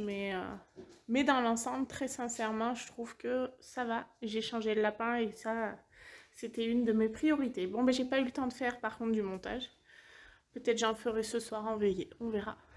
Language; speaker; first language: French; native; French